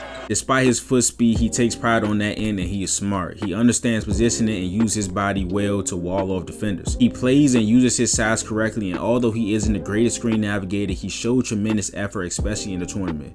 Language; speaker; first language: English; native; English